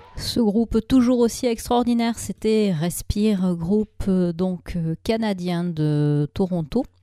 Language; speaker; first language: French; native; French